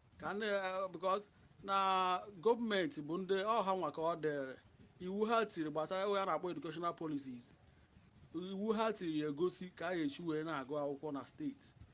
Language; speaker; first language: Igbo; native; Igbo